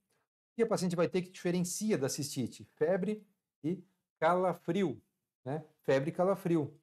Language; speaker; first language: Portuguese; native; Portuguese